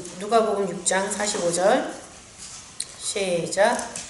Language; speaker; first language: Korean; native; Korean